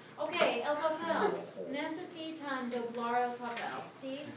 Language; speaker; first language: Spanish; non-native, fluent; English